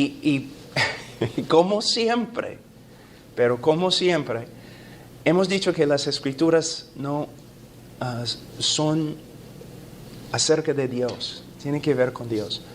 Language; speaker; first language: Spanish; non-native, fluent; English